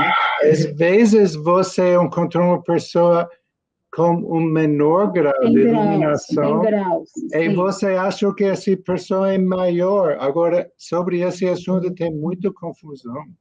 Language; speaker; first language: Portuguese; non-native, learner; English